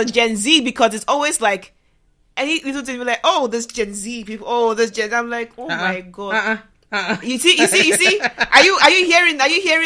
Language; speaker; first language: English; non-native, local second language; Igbo